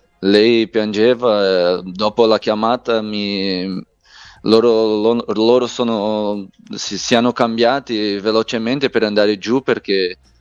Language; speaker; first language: Italian; non-native, fluent; Portuguese